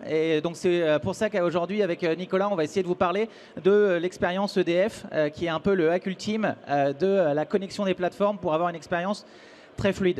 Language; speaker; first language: French; native; French